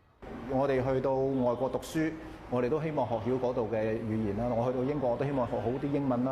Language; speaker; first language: Cantonese; early bilingual, other home language; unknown